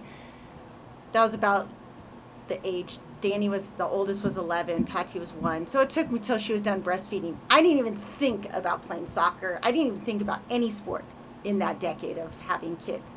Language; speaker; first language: English; native; English